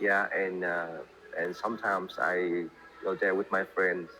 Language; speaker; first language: English; non-native, learner; Vietnamese